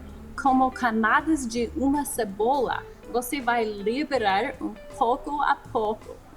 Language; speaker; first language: Portuguese; non-native, fluent; English